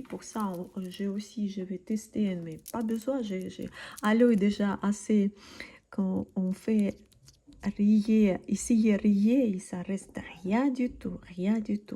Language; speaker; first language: French; non-native, learner; Russian